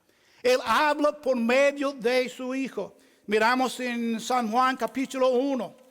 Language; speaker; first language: Spanish; non-native, fluent; English